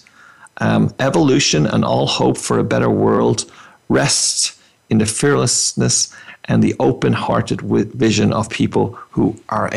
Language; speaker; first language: English; native; English